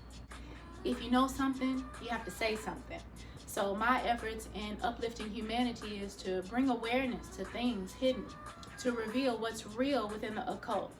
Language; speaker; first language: English; native; English